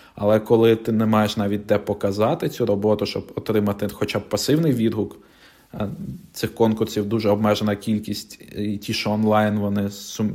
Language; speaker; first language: Ukrainian; non-native, local second language; Russian